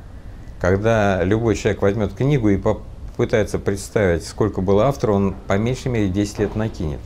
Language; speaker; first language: Russian; native; Russian